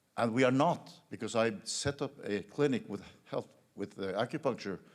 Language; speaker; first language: English; non-native, fluent; Norwegian